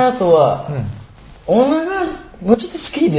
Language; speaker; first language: Japanese; non-native, learner; Burmese